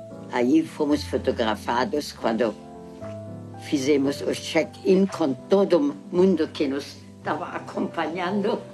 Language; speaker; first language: Portuguese; non-native, fluent; German